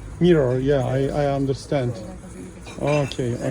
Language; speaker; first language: English; non-native, learner; Turkish